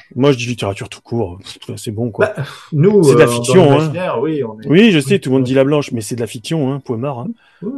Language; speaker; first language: French; native; French